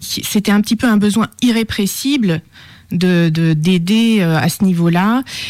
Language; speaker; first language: French; native; French